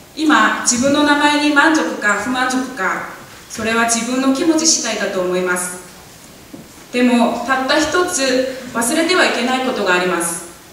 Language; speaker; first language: Japanese; non-native, fluent; Korean